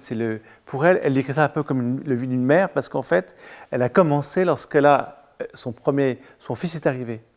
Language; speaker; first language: French; native; French